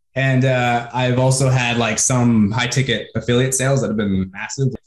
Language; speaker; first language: English; native; English